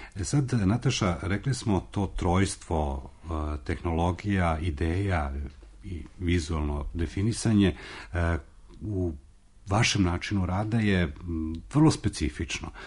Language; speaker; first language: Serbian; native; Serbian